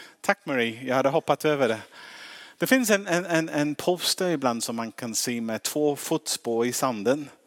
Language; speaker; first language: Swedish; non-native, fluent; English